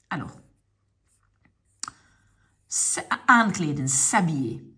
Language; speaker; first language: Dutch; non-native, local second language; French